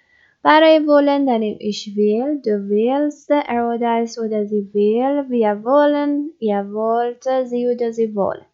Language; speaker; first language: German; non-native, learner; Persian